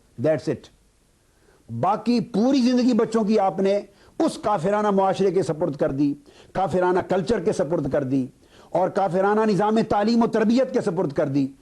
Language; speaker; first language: Urdu; native; Urdu